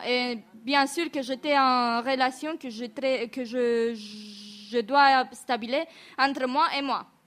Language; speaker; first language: French; non-native, fluent; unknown